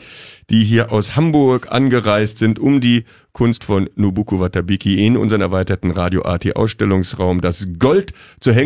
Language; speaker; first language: German; native; German